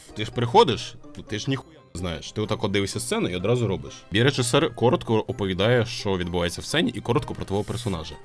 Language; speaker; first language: Ukrainian; non-native, local second language; Russian